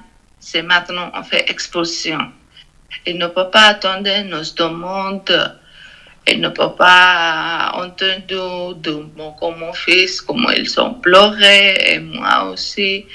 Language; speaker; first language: French; non-native, learner; Georgian